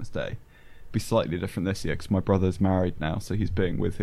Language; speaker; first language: English; native; English